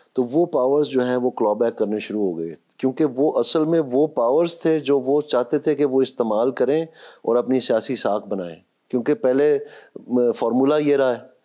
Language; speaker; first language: Urdu; non-native, local second language; Punjabi